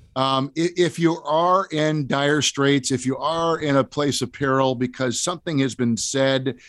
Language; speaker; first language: English; native; English